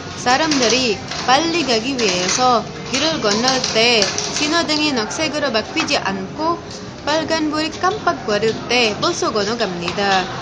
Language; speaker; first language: Korean; non-native, learner; Indonesian